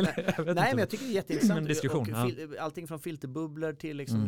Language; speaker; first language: Swedish; native; Swedish